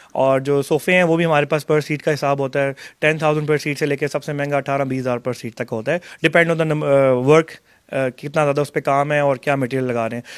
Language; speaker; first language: Urdu; non-native, local second language; Punjabi